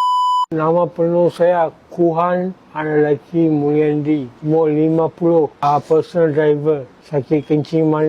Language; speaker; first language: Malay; non-native, local second language; Tamil